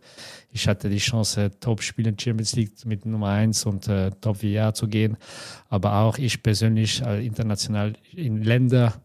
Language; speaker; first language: German; non-native, fluent; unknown